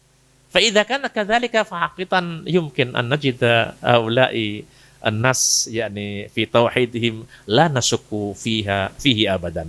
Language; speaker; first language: Arabic; non-native, fluent; Indonesian